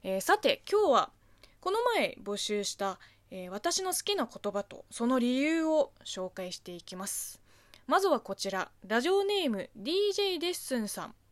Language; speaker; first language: Japanese; non-native, fluent; Chinese